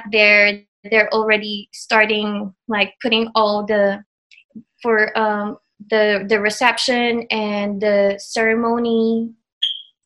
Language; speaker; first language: English; non-native, local second language; Filipino